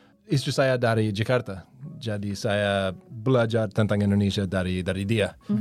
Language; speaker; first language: Indonesian; non-native, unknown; English